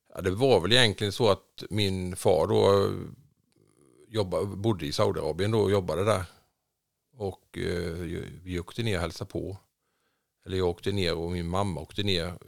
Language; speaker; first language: Swedish; native; Swedish